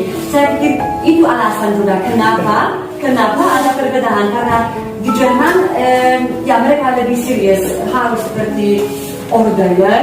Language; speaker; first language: Indonesian; non-native, fluent; Polish